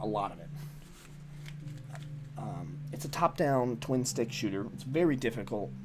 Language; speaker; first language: English; native; English